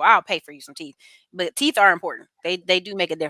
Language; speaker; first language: English; native; English